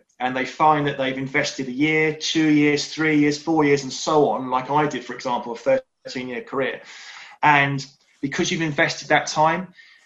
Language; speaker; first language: English; native; English